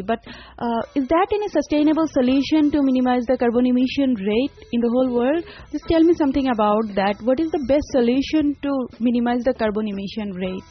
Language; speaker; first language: English; non-native, local second language; Bangla